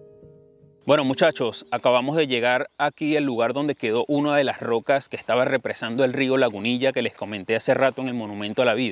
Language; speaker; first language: Spanish; native; Spanish